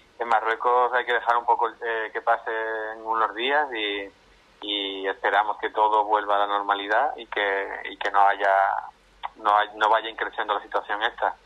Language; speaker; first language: Spanish; native; Spanish